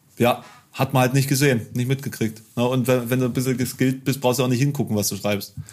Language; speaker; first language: German; native; German